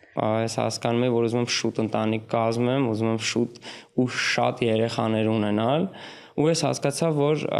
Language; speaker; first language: Armenian; native; Armenian